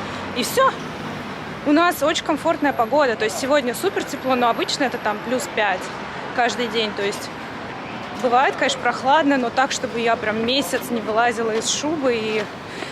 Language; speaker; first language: Russian; native; Russian